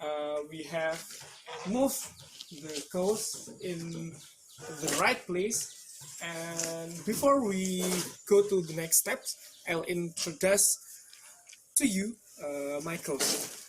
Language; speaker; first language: English; non-native, fluent; Indonesian